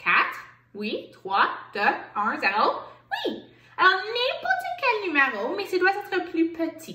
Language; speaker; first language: French; non-native, local second language; English